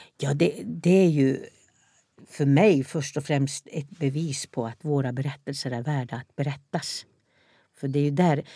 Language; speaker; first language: Swedish; non-native, local second language; Northern Sami